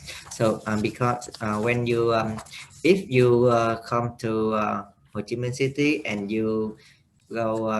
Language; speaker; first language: English; non-native, learner; Vietnamese